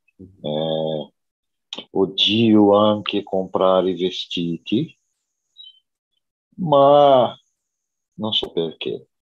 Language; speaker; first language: Italian; non-native, learner; Portuguese